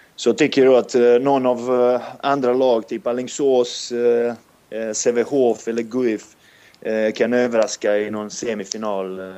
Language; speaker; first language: Swedish; non-native, fluent; Serbian